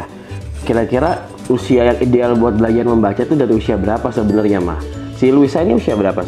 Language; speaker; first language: Indonesian; native; Indonesian